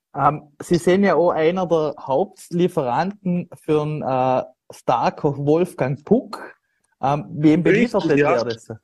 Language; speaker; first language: German; native; German